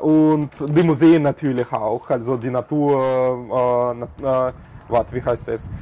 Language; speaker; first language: German; non-native, fluent; Russian